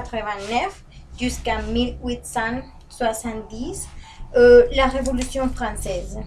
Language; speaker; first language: French; non-native, learner; Spanish